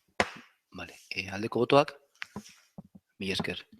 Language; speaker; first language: Basque; non-native, local second language; Spanish